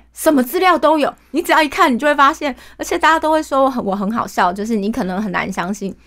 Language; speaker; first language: Chinese; native; Chinese